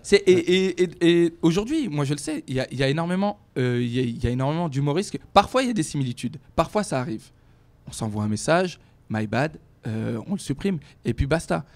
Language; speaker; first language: French; native; French